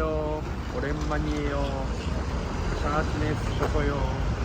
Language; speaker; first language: Korean; non-native, learner; Japanese